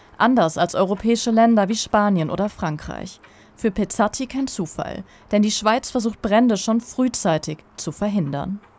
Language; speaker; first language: German; native; German